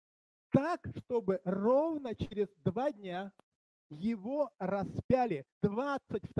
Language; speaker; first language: Czech; non-native, learner; Russian